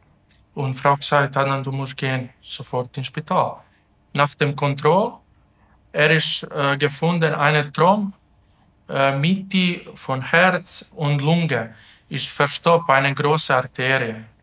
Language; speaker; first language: German; non-native, learner; Turkish